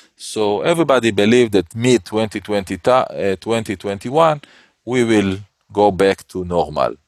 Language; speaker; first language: English; non-native, learner; Hebrew